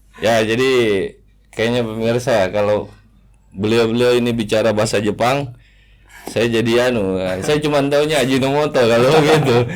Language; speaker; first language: Indonesian; native; Indonesian